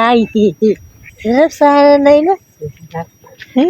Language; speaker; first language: Filipino; non-native, local second language; Cebuano